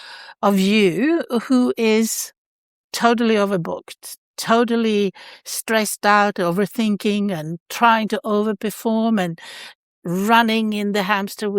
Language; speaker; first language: English; non-native, fluent; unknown